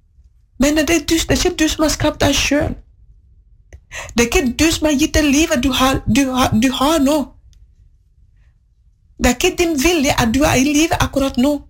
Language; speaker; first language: Norwegian; non-native, learner; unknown